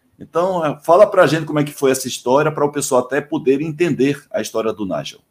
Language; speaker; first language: Portuguese; native; Portuguese